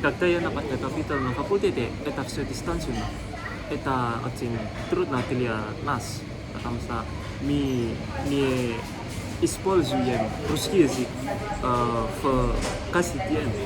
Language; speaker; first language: Russian; non-native, learner; Indonesian